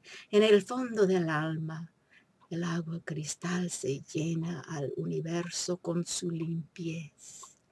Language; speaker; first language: Spanish; non-native, fluent; English